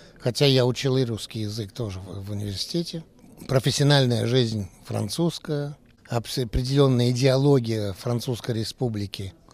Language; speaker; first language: Russian; early bilingual, heritage; Russian